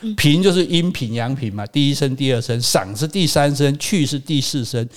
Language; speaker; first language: Chinese; native; Chinese